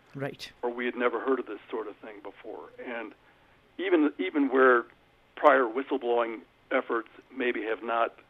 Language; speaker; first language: English; native; English